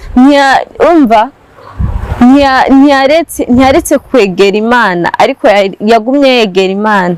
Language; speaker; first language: Rundi; non-native, local second language; Swahili